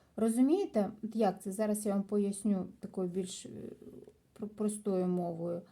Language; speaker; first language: Ukrainian; native; Ukrainian